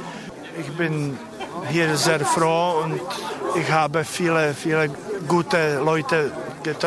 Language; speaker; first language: German; non-native, fluent; Czech